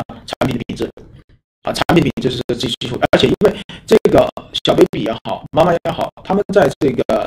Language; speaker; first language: Chinese; native; Chinese